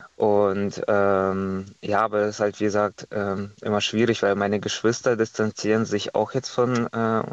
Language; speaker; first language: German; non-native, fluent; Estonian